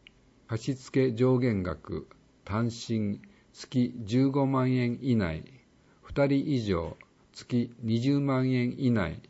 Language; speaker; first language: Japanese; native; Japanese